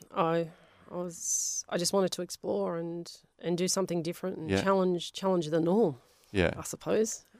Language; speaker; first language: English; non-native, local second language; Polish